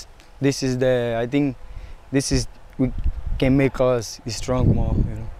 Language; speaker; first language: English; non-native, fluent; Portuguese